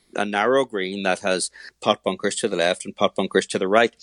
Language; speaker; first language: English; native; English